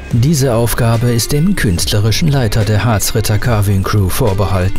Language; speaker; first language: German; native; German